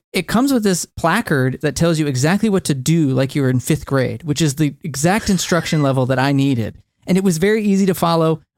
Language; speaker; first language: English; native; English